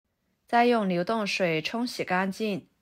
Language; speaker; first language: Chinese; native; Chinese